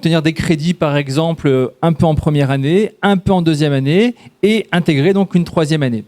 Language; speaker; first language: French; native; French